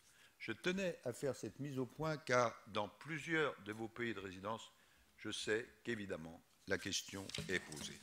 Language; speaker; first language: French; native; French